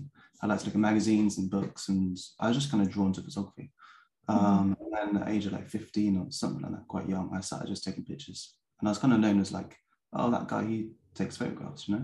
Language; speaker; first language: English; native; English